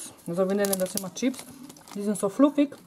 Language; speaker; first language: German; non-native, fluent; Polish